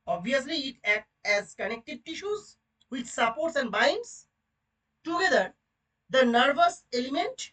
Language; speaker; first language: English; non-native, local second language; Bangla